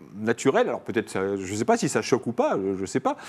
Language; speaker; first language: French; native; French